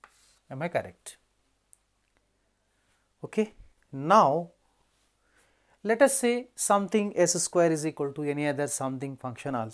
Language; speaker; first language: English; non-native, local second language; Telugu